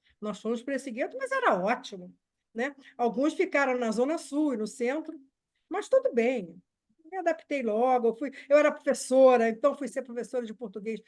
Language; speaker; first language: Portuguese; native; Portuguese